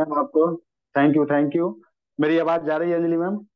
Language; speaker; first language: Hindi; native; Hindi